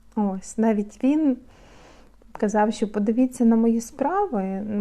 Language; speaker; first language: Ukrainian; native; Ukrainian